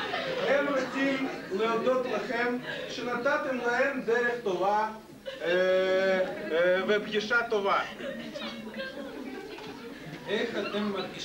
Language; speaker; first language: Hebrew; non-native, learner; Russian